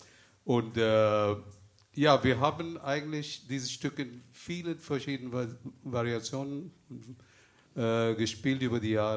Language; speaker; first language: German; non-native, fluent; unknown